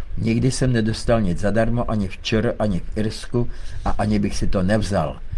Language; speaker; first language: Czech; native; Czech